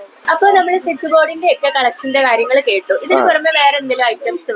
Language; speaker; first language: Malayalam; native; Malayalam